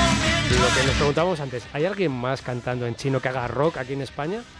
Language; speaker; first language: Spanish; native; Spanish